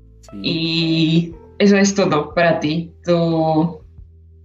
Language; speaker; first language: Spanish; non-native, fluent; Slovak